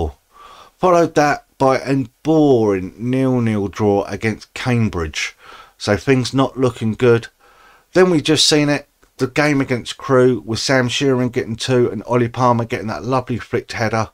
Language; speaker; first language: English; native; English